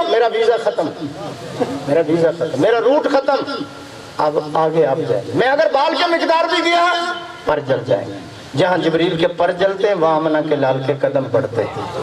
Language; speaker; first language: Urdu; non-native, local second language; Punjabi